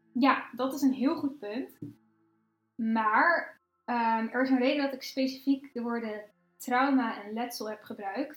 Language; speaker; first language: Dutch; native; Dutch